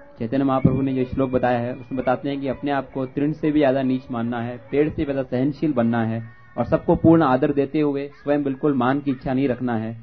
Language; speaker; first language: Hindi; native; Hindi